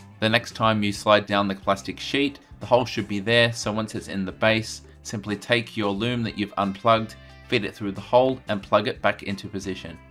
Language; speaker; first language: English; native; English